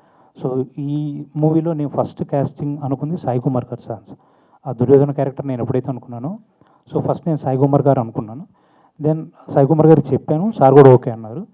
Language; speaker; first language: Telugu; native; Telugu